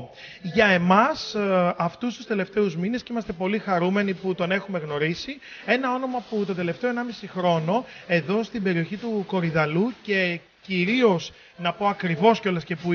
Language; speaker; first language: Greek; native; Greek